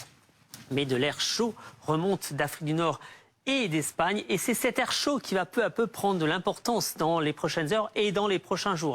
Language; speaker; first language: French; native; French